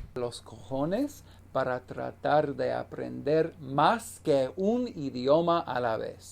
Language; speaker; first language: Spanish; non-native, learner; English